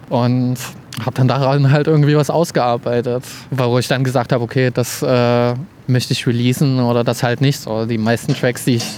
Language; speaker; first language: German; native; German